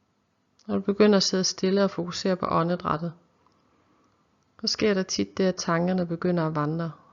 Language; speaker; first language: Danish; native; Danish